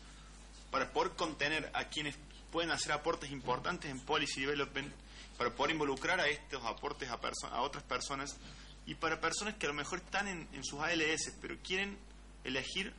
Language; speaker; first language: Spanish; native; Spanish